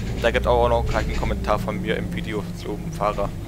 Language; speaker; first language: German; native; German